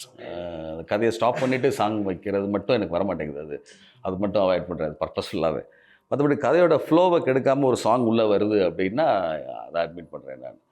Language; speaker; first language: Tamil; native; Tamil